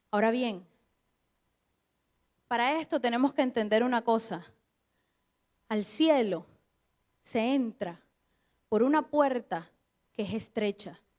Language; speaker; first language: Spanish; native; Spanish